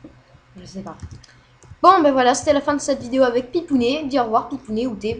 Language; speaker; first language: French; native; French